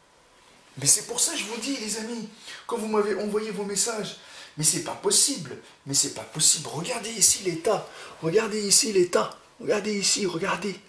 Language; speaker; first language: French; native; French